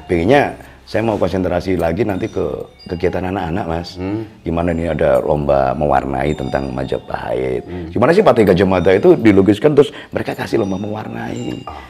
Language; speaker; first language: Indonesian; native; Indonesian